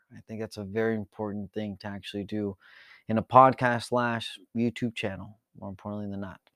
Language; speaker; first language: English; early bilingual, other home language; Spanish